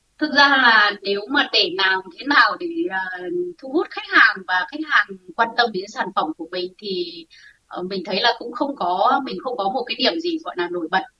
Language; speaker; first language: Vietnamese; native; Vietnamese